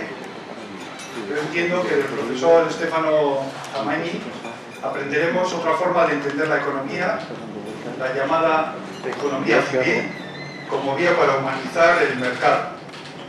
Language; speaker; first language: Spanish; native; Spanish